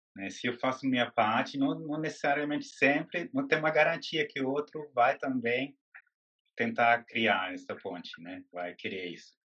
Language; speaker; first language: Portuguese; non-native, fluent; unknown